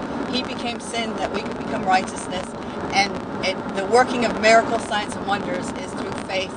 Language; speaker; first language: English; native; English